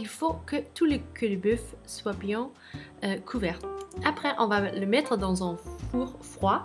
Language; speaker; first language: French; non-native, fluent; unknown